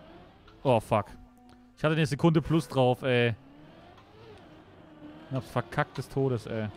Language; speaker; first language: German; native; German